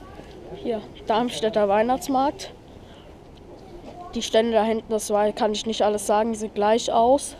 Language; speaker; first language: German; native; German